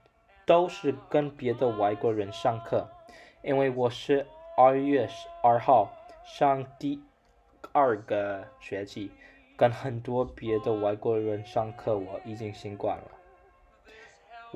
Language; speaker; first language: Chinese; non-native, learner; English